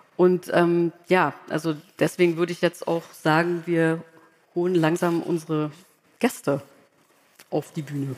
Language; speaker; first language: German; native; German